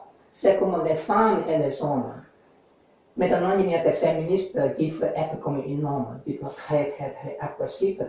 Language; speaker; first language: French; non-native, learner; English